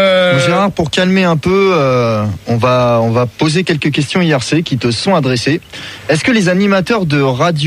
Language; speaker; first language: French; native; French